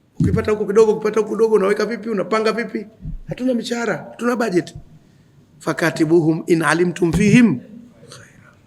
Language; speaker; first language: Swahili; native; Swahili